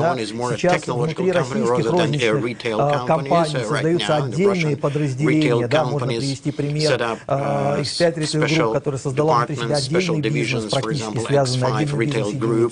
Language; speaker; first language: Russian; native; Russian